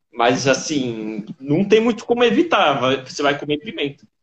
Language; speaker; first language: Portuguese; native; Portuguese